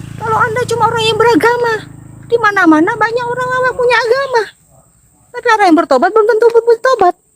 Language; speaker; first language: Indonesian; non-native, local second language; Madurese